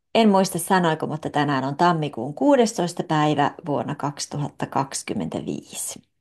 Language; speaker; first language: Finnish; native; Finnish